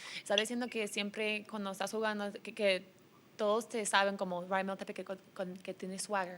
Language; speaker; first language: Spanish; early bilingual, heritage; English